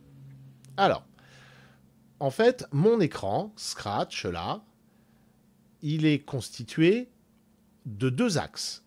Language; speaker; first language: French; native; French